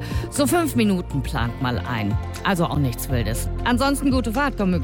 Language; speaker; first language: German; native; German